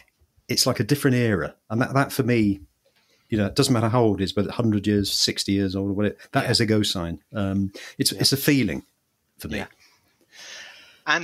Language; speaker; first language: English; native; English